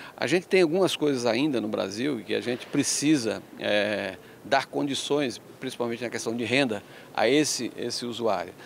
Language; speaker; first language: Portuguese; early bilingual, other home language; Spanish